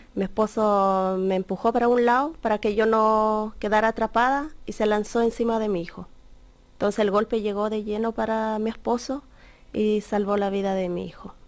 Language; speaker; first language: Spanish; native; Spanish